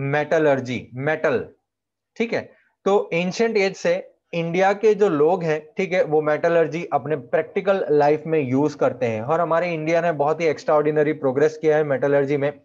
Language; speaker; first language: Hindi; non-native, local second language; Gujarati